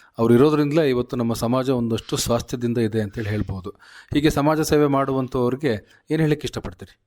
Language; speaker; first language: Kannada; native; Kannada